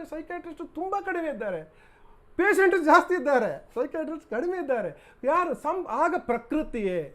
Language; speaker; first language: Kannada; non-native, local second language; Tulu